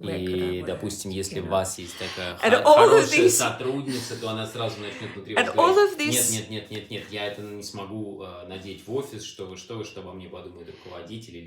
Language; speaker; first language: Russian; native; Russian